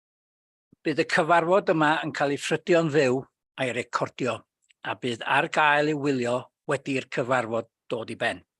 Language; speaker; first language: Welsh; native; Welsh